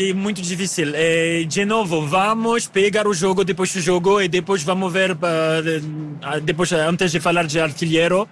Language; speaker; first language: Portuguese; non-native, fluent; French